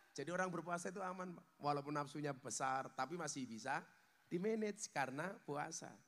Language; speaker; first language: Indonesian; native; Indonesian